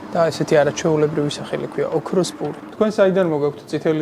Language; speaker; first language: Georgian; native; Georgian